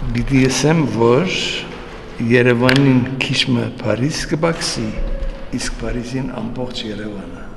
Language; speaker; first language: Armenian; early bilingual, heritage; Armenian